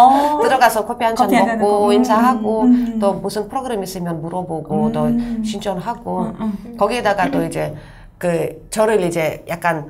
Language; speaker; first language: Korean; non-native, fluent; Russian